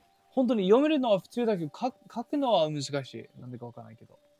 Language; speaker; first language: Japanese; early bilingual, heritage; Japanese